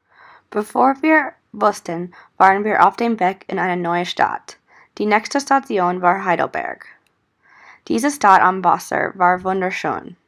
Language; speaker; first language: German; non-native, learner; English